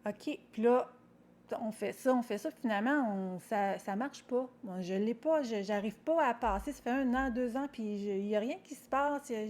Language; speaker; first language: French; native; French